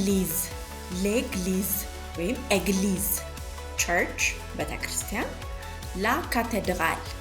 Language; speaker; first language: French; non-native, fluent; Amharic